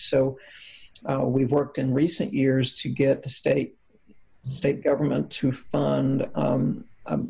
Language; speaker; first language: English; native; English